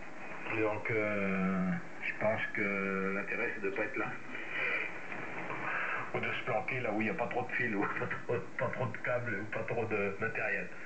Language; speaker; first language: French; native; French